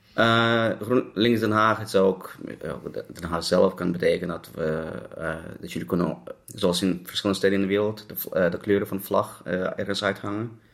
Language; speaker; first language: Dutch; non-native, fluent; Russian